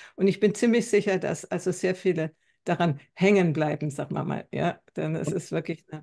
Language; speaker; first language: German; native; German